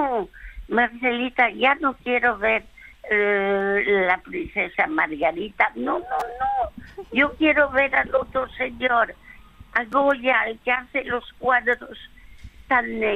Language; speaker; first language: Spanish; early bilingual, other home language; French